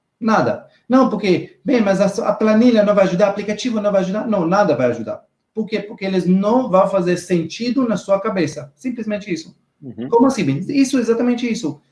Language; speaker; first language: Portuguese; non-native, fluent; Hebrew